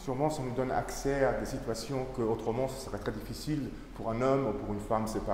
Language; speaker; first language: French; non-native, fluent; Italian